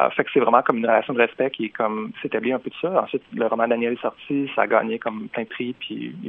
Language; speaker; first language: French; native; French